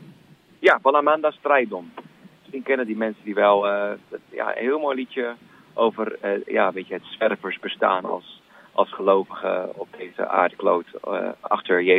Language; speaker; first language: Dutch; native; Dutch